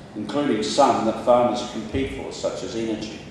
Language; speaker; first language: English; native; English